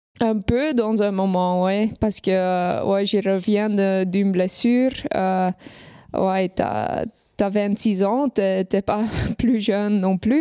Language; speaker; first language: French; non-native, local second language; Dutch